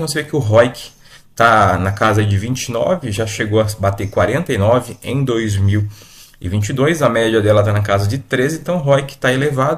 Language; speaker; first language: Portuguese; native; Portuguese